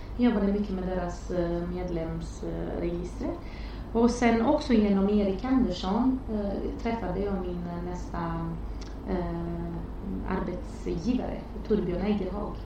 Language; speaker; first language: Swedish; non-native, fluent; Romanian